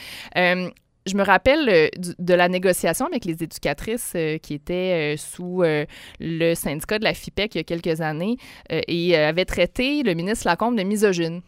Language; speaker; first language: French; native; French